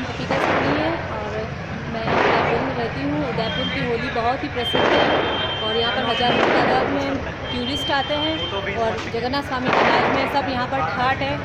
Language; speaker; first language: Hindi; native; Hindi